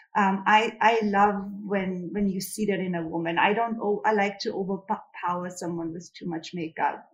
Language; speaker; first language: English; non-native, fluent; German